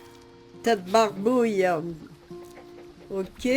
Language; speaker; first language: French; native; French